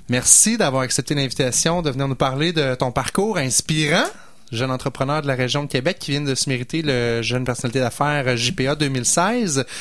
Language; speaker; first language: French; native; French